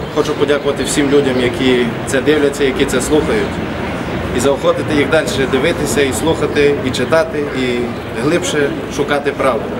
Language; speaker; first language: Russian; non-native, local second language; Latvian